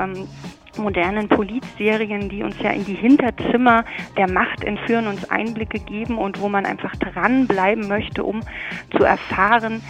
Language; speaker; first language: German; native; German